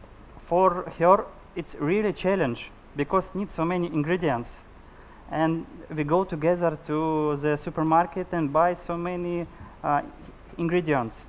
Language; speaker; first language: English; non-native, learner; Russian